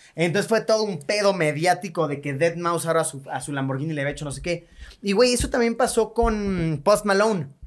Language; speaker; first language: Spanish; native; Spanish